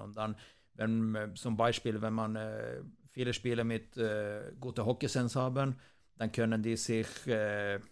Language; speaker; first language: German; non-native, fluent; Swedish